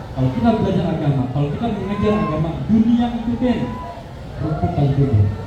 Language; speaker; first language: Indonesian; native; Indonesian